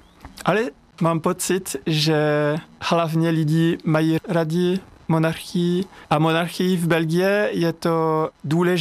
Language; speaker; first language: Czech; non-native, learner; French